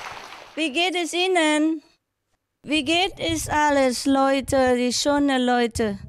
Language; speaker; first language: German; non-native, learner; Vietnamese